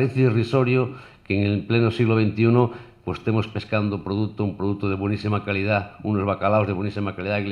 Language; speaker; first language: Spanish; native; Spanish